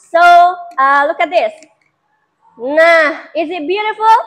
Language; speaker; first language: English; non-native, fluent; Indonesian